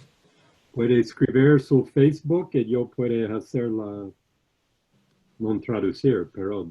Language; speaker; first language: Spanish; non-native, learner; English